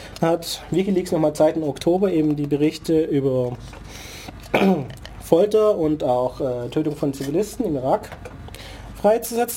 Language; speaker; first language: German; native; German